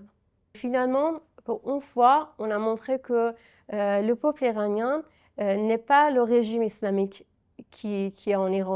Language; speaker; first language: French; non-native, fluent; Persian